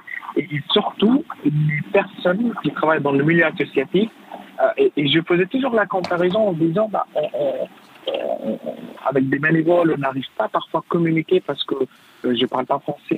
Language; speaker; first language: French; non-native, fluent; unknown